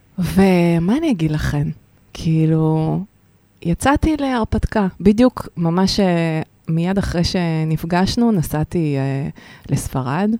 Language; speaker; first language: Hebrew; early bilingual, other home language; Russian